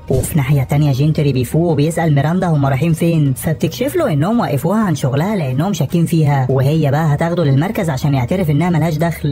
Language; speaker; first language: Arabic; native; Arabic